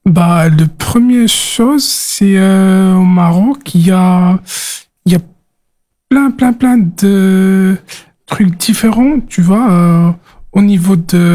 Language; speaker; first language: French; non-native, local second language; Arabic